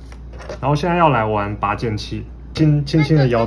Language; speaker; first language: Chinese; native; Chinese